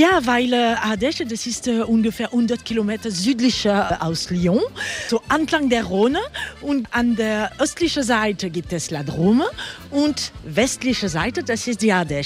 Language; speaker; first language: German; non-native, learner; French